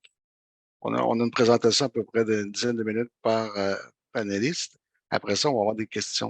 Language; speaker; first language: French; native; French